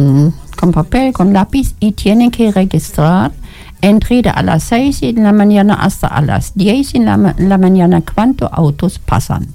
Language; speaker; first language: Spanish; non-native, learner; German